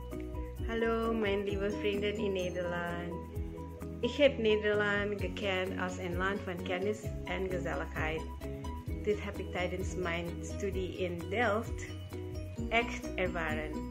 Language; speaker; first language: Dutch; non-native, fluent; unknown